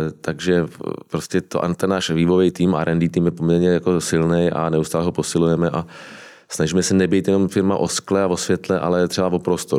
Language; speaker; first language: Czech; native; Czech